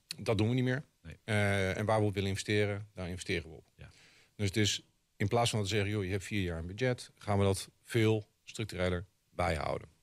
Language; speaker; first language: Dutch; native; Dutch